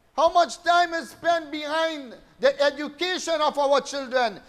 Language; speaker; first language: English; native; English